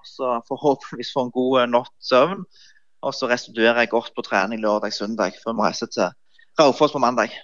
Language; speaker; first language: Norwegian; native; Norwegian